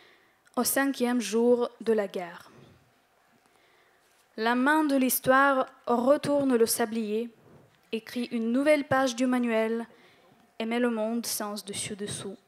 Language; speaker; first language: French; non-native, fluent; Ukrainian